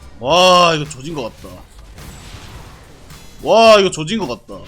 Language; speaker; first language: Korean; native; Korean